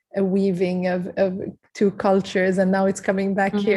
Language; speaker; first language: English; early bilingual, other home language; Kurdish